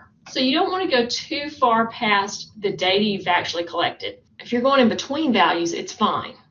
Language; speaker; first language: English; native; English